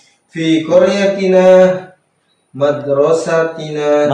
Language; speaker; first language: Arabic; non-native, learner; Indonesian